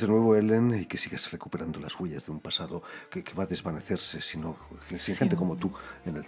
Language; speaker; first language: Spanish; native; Spanish